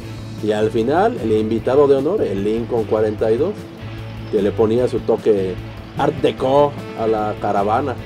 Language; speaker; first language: Spanish; native; Spanish